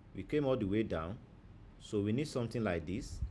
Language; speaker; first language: English; non-native, local second language; Yoruba